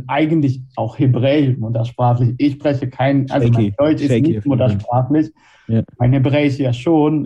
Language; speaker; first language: German; non-native, fluent; Hebrew